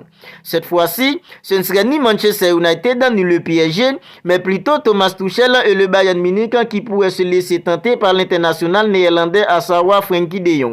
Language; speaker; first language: French; native; French